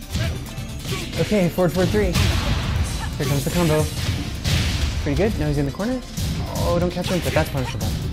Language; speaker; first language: English; native; English